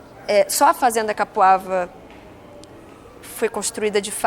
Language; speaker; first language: Portuguese; native; Portuguese